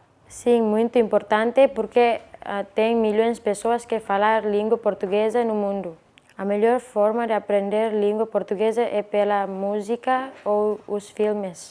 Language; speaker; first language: Portuguese; non-native, local second language; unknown